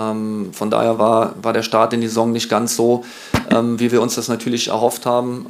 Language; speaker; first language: German; native; German